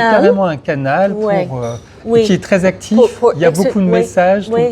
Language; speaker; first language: French; native; French